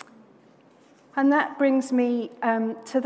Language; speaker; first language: English; native; English